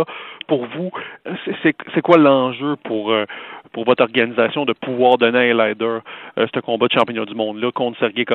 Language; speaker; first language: French; native; French